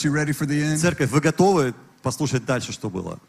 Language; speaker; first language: Russian; native; Russian